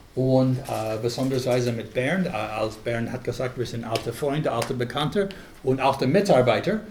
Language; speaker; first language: German; non-native, learner; English